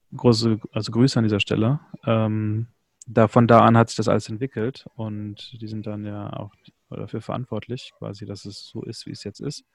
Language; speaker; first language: German; native; German